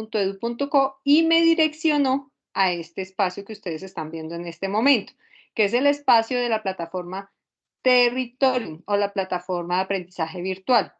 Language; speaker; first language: Spanish; native; Spanish